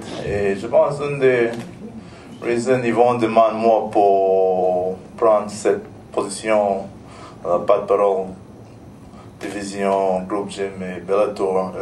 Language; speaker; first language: French; non-native, local second language; English